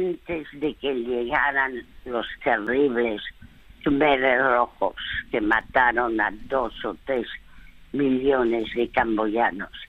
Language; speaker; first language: Spanish; early bilingual, other home language; French